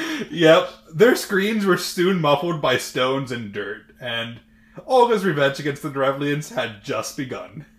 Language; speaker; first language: English; native; English